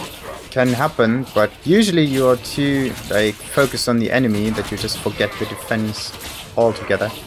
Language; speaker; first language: English; non-native, fluent; German